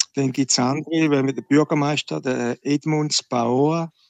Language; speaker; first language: German; native; German